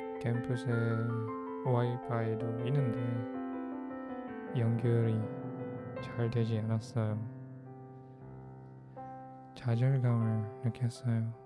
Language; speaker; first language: Korean; non-native, fluent; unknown